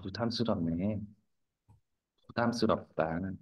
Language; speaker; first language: Korean; non-native, fluent; Vietnamese